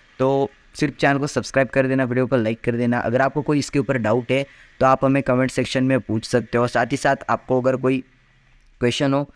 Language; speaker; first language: Hindi; non-native, local second language; Marathi